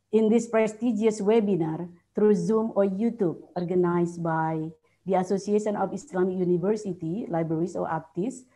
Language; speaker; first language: English; non-native, fluent; Indonesian